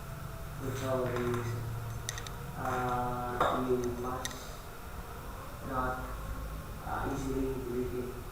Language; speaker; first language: English; non-native, learner; Indonesian